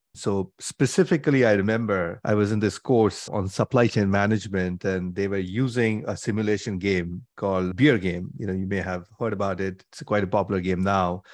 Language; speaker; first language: English; non-native, local second language; Bangla